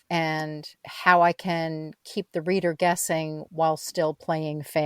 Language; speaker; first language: English; native; English